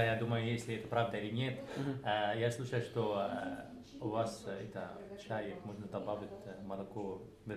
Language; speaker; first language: Russian; non-native, learner; Arabic